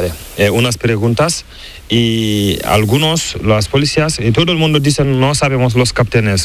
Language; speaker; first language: Spanish; non-native, learner; Fula